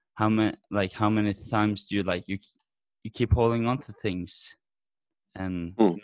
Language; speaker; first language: English; non-native, fluent; Norwegian